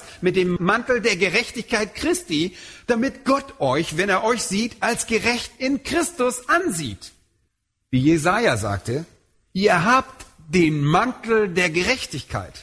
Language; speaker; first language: German; native; German